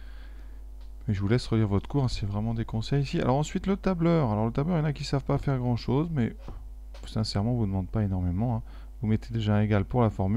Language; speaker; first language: French; native; French